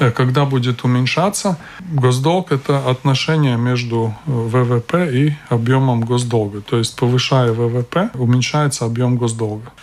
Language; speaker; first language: Russian; non-native, local second language; Latvian